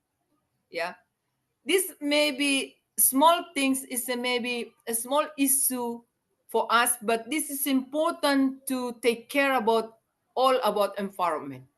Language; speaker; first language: English; non-native, learner; Indonesian